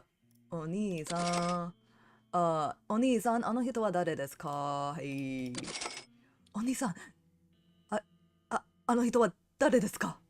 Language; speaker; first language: Japanese; non-native, learner; English